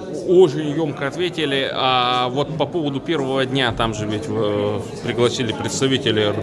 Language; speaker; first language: Russian; native; Russian